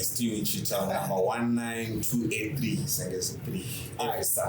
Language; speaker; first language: English; non-native, local second language; Shona